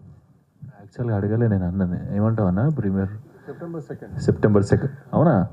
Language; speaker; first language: Telugu; native; Telugu